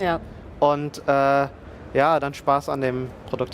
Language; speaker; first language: German; native; German